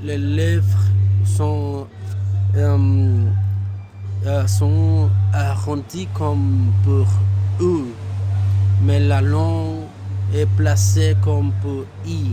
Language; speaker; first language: French; non-native, learner; Spanish